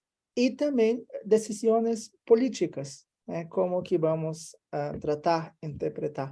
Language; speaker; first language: Spanish; non-native, learner; Portuguese